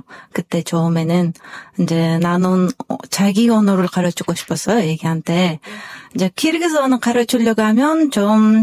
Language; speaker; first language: Korean; non-native, fluent; Kyrgyz